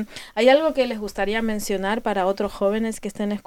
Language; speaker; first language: Spanish; native; Spanish